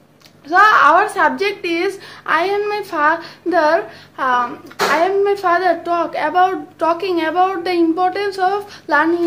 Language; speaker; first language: English; non-native, learner; Bangla